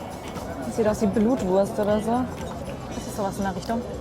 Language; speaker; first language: German; native; German